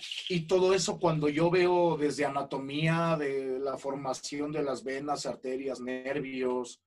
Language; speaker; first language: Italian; non-native, learner; Spanish